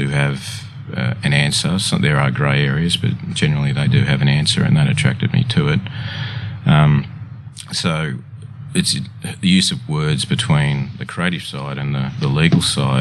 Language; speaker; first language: English; native; English